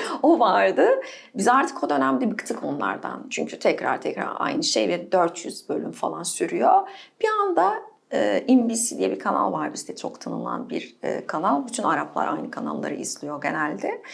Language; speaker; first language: Turkish; non-native, fluent; French